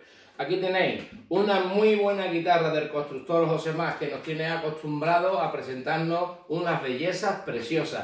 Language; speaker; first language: Spanish; native; Spanish